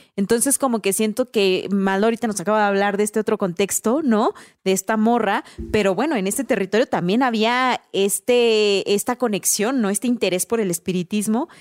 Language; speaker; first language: Spanish; native; Spanish